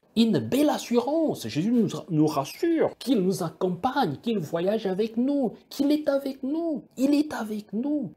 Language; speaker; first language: French; non-native, local second language; Kituba (Democratic Republic of Congo)